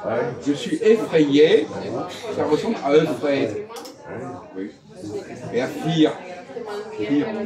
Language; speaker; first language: French; native; French